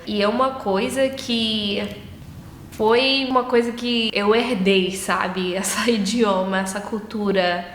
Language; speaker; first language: Portuguese; early bilingual, heritage; English